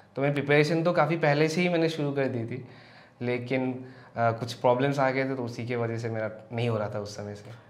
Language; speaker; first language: Hindi; non-native, local second language; Assamese